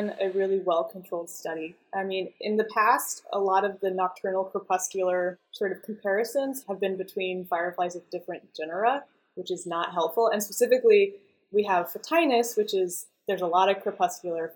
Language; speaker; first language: English; native; English